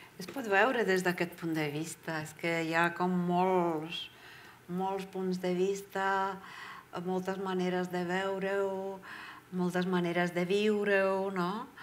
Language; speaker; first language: Catalan; non-native, fluent; Czech